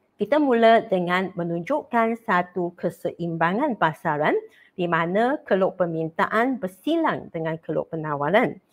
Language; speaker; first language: Malay; non-native, local second language; Chinese